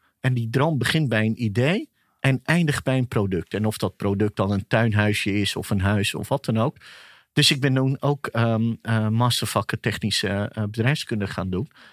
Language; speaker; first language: Dutch; early bilingual, other home language; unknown